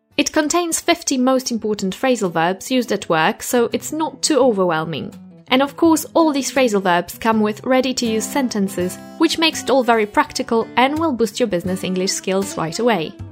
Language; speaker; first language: English; non-native, fluent; Polish